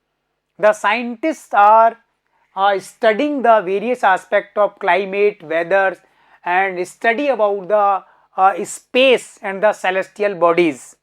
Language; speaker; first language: English; non-native, local second language; Hindi